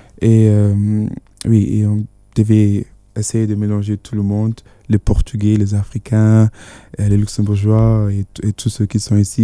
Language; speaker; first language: French; non-native, fluent; Yoruba